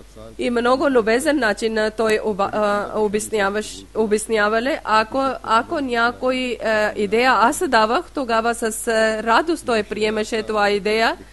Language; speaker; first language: Bulgarian; non-native, learner; Urdu